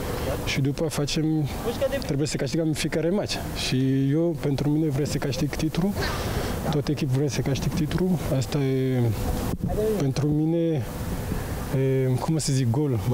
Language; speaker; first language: Romanian; non-native, learner; French